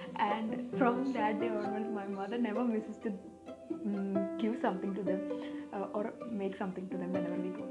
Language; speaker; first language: English; non-native, local second language; Malayalam